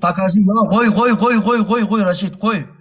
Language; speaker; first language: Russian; non-native, learner; Turkmen